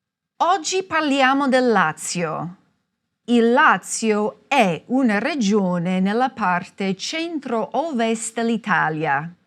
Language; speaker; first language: Italian; non-native, fluent; English